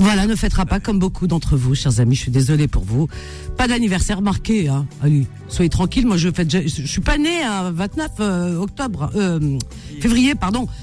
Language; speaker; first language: French; native; French